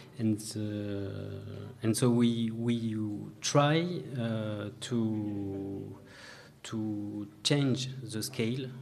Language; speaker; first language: English; non-native, learner; French